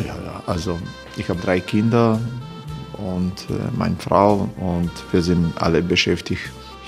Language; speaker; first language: German; non-native, fluent; Croatian